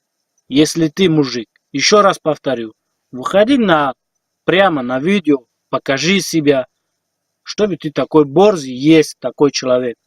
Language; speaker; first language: Russian; non-native, learner; Tajik